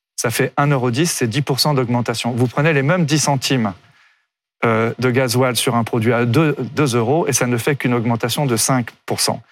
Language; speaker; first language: French; native; French